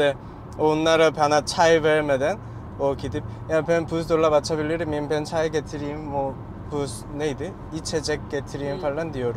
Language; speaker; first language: Turkish; non-native, learner; Korean